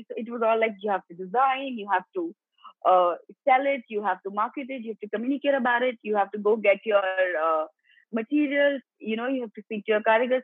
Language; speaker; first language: English; non-native, local second language; Gujarati